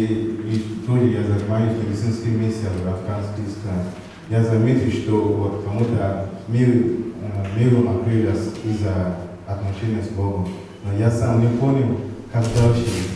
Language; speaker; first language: Russian; non-native, fluent; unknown